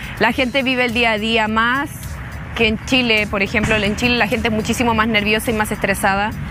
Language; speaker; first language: Spanish; native; Spanish